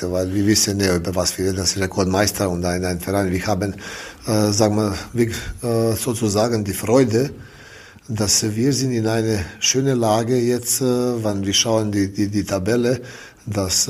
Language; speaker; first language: German; non-native, learner; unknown